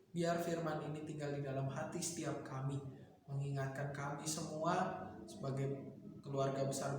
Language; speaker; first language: Indonesian; native; Indonesian